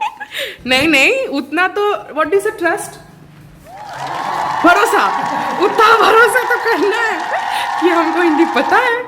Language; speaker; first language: Hindi; non-native, local second language; Bangla